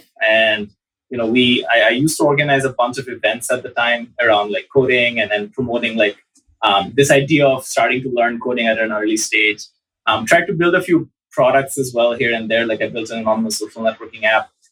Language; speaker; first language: English; non-native, local second language; Bangla